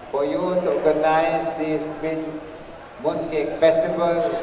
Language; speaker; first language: English; non-native, local second language; Malay